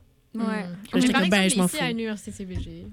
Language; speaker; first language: French; non-native, fluent; German